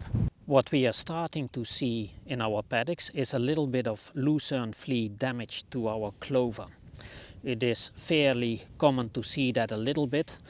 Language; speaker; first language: English; non-native, fluent; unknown